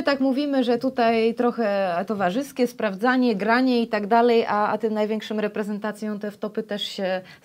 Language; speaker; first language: Polish; native; Polish